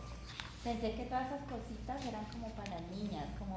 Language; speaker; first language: Spanish; native; Spanish